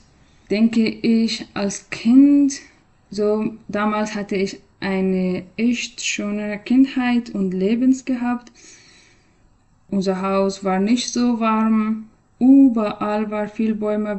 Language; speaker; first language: German; non-native, learner; Persian